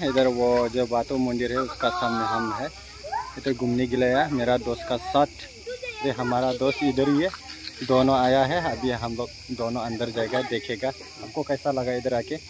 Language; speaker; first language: Hindi; non-native, local second language; Bodo